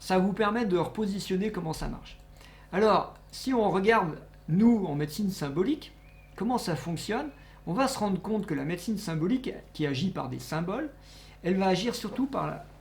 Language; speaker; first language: French; native; French